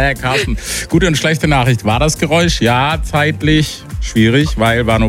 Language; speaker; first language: German; native; German